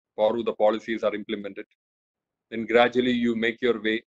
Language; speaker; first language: English; non-native, local second language; Malayalam